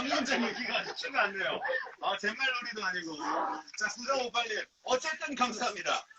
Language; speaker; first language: Korean; native; Korean